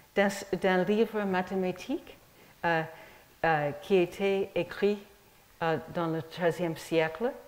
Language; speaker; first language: French; non-native, fluent; English